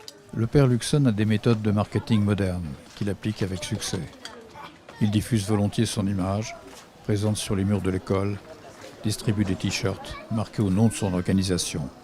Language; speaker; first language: French; native; French